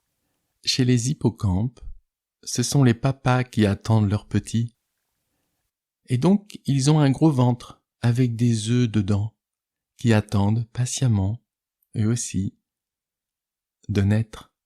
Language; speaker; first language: French; native; French